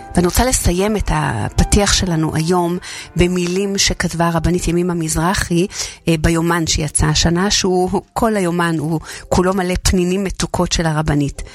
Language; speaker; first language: Hebrew; native; Hebrew